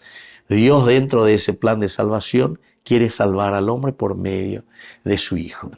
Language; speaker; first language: Spanish; native; Spanish